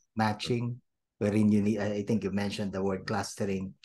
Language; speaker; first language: English; non-native, local second language; Filipino